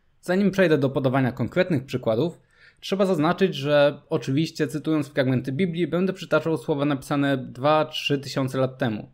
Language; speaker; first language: Polish; native; Polish